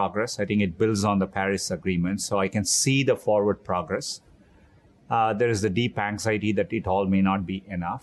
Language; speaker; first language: English; non-native, local second language; Tamil